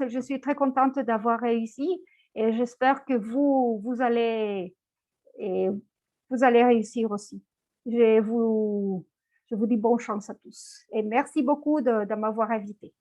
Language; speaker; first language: French; non-native, fluent; Spanish